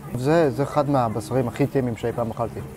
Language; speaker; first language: Hebrew; non-native, fluent; Japanese